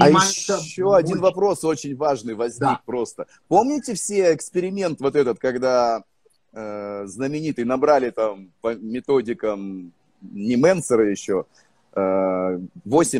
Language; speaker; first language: Russian; native; Russian